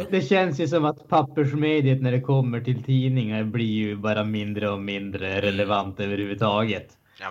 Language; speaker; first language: Swedish; native; Swedish